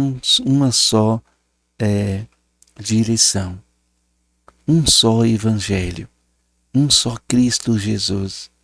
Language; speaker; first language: Portuguese; native; Portuguese